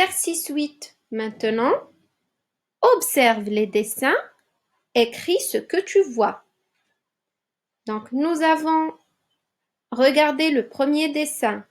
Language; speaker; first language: French; non-native, local second language; Arabic